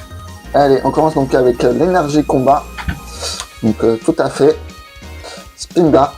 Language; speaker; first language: French; native; French